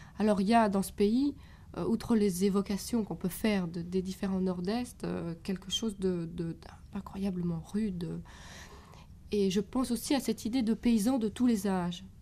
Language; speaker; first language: French; native; French